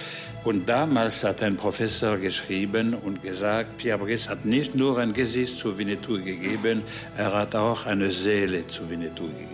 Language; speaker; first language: German; non-native, fluent; French